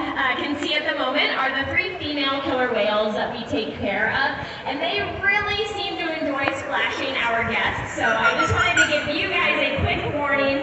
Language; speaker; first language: English; native; English